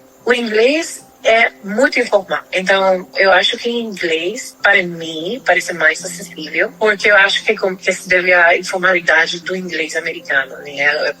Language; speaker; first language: Portuguese; non-native, fluent; Spanish